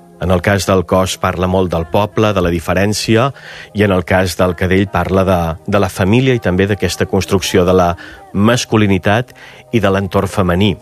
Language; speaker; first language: Catalan; native; Catalan